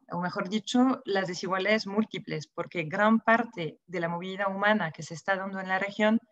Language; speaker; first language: Spanish; non-native, fluent; French